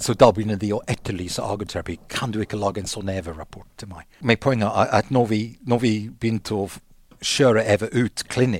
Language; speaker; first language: Norwegian; non-native, fluent; English